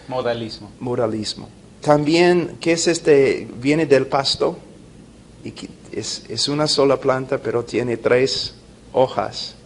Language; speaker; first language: Spanish; non-native, fluent; English